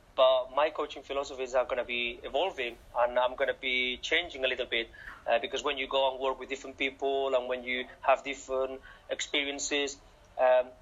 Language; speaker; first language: English; non-native, fluent; Catalan